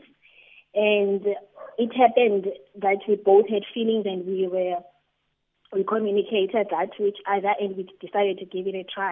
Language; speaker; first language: English; non-native, local second language; Xhosa